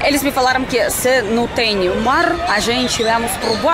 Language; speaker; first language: Portuguese; non-native, fluent; Russian